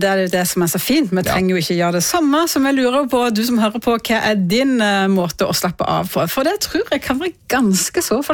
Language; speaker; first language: Norwegian; native; Norwegian